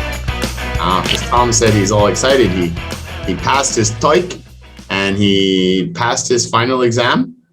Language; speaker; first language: English; non-native, fluent; French